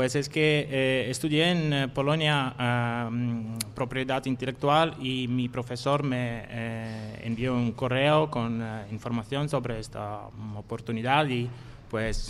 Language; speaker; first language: Spanish; non-native, learner; Polish